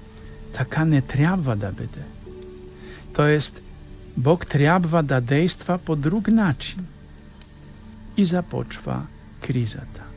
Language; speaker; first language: Bulgarian; non-native, fluent; Polish